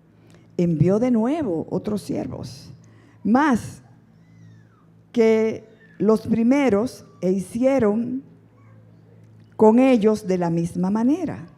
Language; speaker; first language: Spanish; native; Spanish